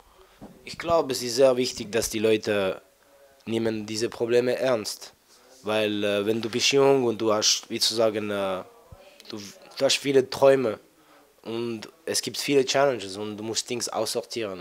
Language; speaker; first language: German; non-native, fluent; French